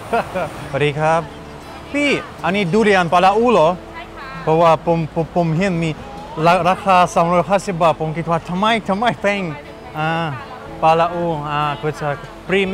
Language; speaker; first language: Thai; non-native, learner; Russian